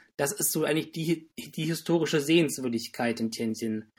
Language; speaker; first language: German; native; German